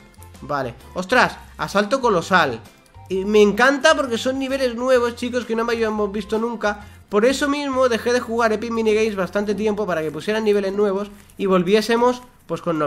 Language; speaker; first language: Spanish; native; Spanish